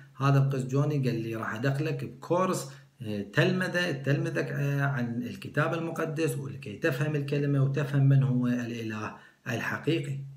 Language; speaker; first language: Arabic; non-native, local second language; Kurdish